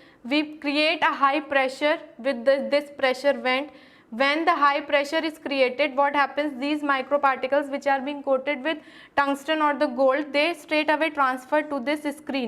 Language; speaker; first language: English; non-native, local second language; Hindi